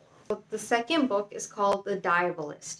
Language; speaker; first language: English; native; English